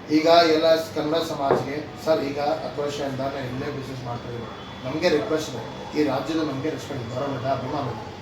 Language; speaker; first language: Kannada; non-native, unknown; Hindi